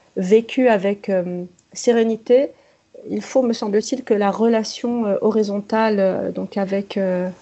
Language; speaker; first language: French; native; French